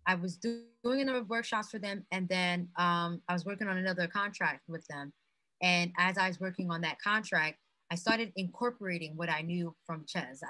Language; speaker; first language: English; non-native, fluent; Haitian Creole